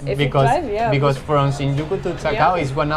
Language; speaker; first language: English; non-native, learner; Spanish